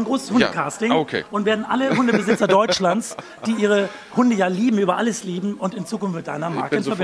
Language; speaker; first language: German; native; German